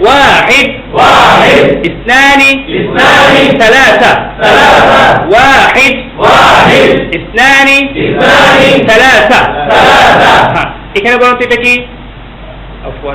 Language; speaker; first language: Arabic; non-native, fluent; Bangla